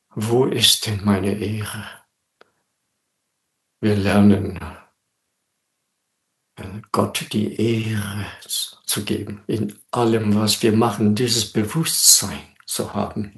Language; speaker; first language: German; non-native, fluent; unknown